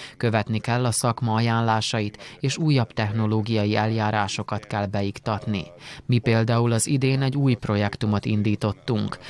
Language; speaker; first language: Hungarian; native; Hungarian